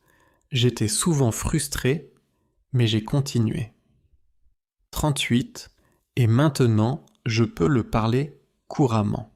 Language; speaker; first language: French; native; French